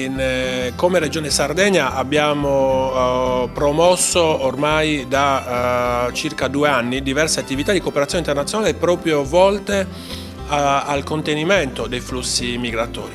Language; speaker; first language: Italian; native; Italian